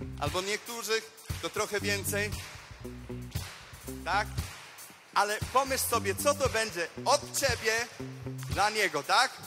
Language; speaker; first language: Polish; non-native, fluent; Spanish